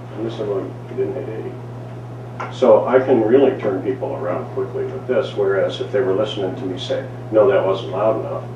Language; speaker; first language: English; native; English